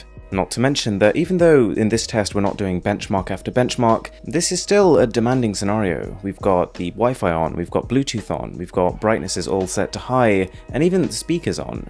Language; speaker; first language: English; native; English